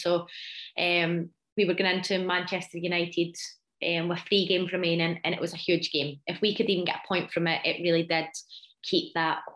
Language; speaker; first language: English; native; English